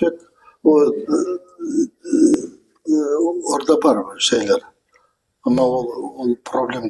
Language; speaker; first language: Turkish; non-native, learner; Kazakh